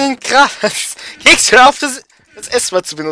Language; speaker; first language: German; native; German